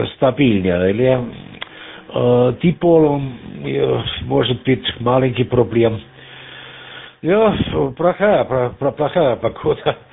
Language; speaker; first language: Russian; non-native, learner; German